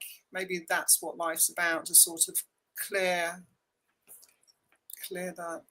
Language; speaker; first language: English; native; English